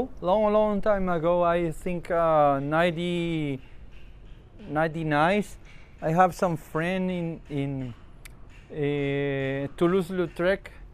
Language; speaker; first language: English; non-native, learner; Spanish